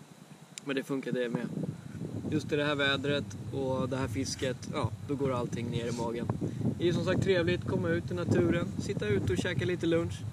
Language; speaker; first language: Swedish; native; Swedish